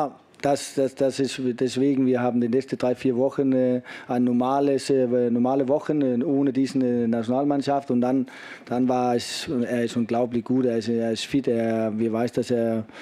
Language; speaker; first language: German; non-native, fluent; Danish